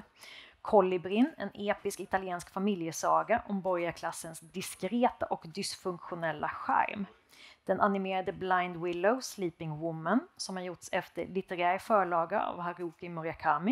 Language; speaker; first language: Swedish; native; Swedish